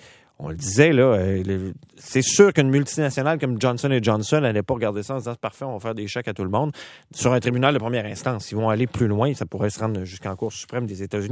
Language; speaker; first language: French; native; French